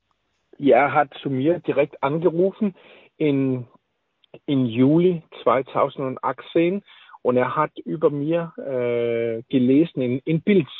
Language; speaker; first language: German; non-native, learner; Danish